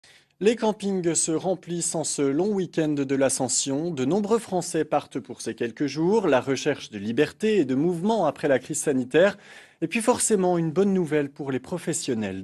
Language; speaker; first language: French; native; French